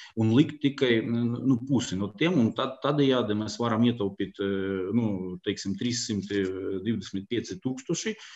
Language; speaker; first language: Latvian; non-native, local second language; Russian